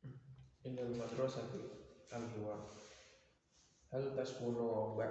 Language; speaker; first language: Arabic; non-native, learner; Indonesian